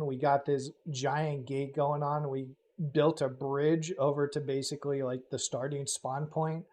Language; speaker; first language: English; native; English